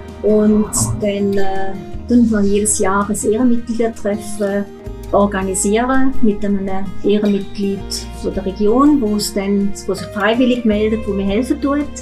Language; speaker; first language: German; native; German